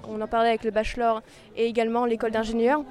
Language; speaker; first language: French; native; French